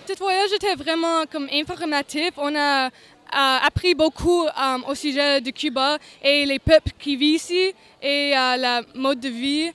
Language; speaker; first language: French; non-native, local second language; English